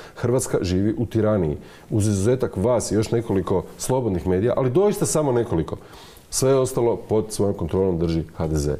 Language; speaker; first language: Croatian; native; Croatian